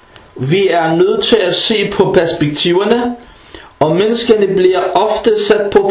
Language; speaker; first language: Danish; early bilingual, other home language; Arabic